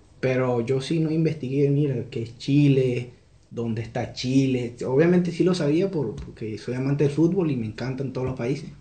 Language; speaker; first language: Spanish; native; Spanish